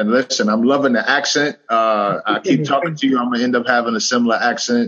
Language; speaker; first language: English; native; English